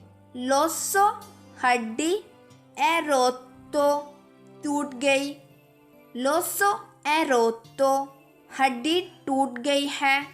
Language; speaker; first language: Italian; non-native, fluent; Urdu